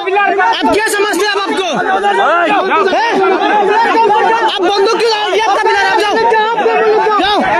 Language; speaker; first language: Hindi; non-native, learner; Bangla